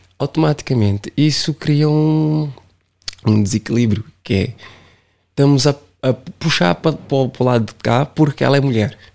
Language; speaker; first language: Portuguese; non-native, local second language; Kabuverdianu